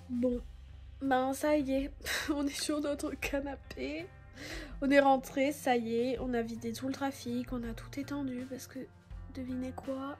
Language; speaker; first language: French; native; French